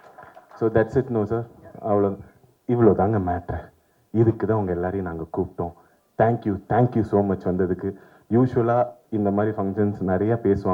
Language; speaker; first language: Tamil; native; Tamil